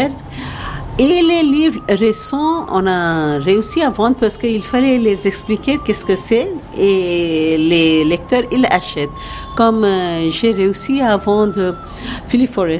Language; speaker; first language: French; non-native, fluent; Bangla